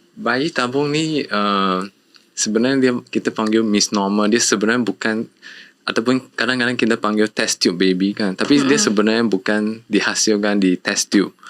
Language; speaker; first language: Malay; non-native, local second language; Chinese